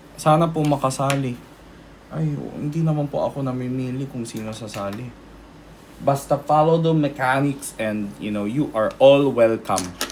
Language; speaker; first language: Filipino; early bilingual, other home language; Korean